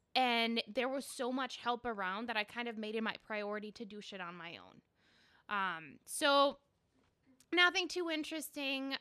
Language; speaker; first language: English; early bilingual, other home language; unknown